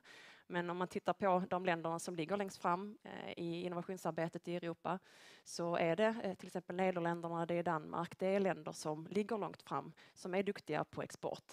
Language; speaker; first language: Swedish; native; Swedish